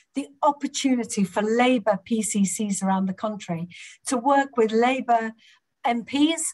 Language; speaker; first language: English; native; English